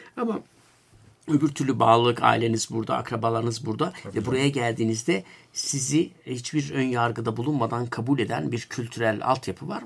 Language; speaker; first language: Turkish; native; Turkish